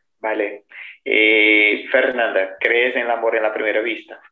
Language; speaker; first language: Spanish; non-native, fluent; Portuguese